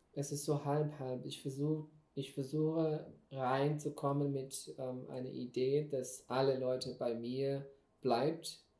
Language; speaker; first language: German; non-native, fluent; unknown